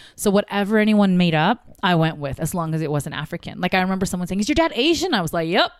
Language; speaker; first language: English; early bilingual, other home language; Tigrinya